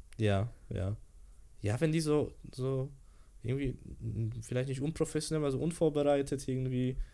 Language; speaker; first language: German; early bilingual, other home language; Polish